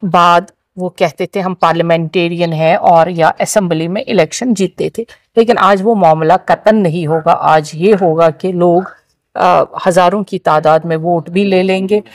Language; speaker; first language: Hindi; non-native, local second language; Kashmiri